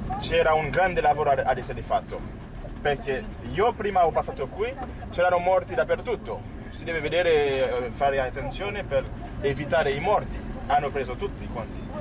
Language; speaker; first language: Italian; non-native, fluent; Haitian Creole